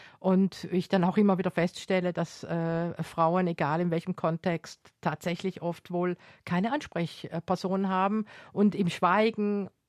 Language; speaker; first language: German; native; German